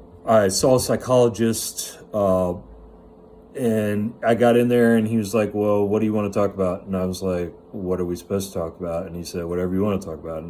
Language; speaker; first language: English; native; English